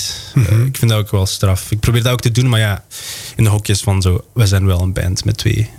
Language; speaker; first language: Dutch; non-native, local second language; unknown